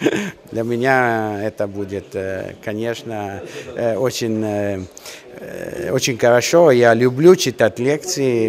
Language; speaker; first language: Russian; non-native, learner; Italian